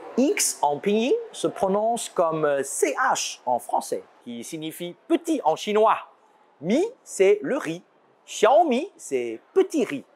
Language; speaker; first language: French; non-native, fluent; Chinese